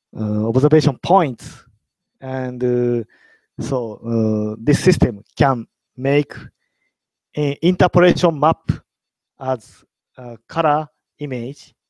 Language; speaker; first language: English; non-native, learner; Japanese